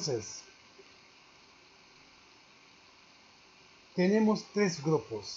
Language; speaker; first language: Spanish; non-native, learner; Arabic